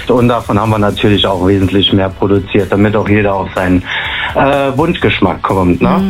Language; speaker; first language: German; native; German